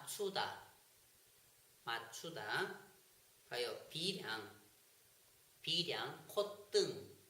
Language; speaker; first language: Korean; non-native, fluent; Chinese